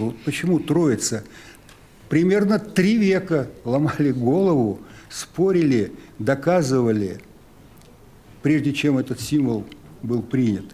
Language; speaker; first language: Russian; native; Russian